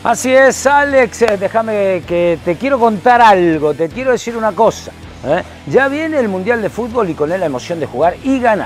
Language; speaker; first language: Spanish; native; Spanish